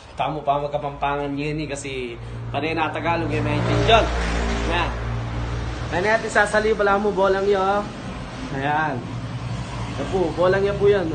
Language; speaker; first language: Filipino; non-native, local second language; Pampanga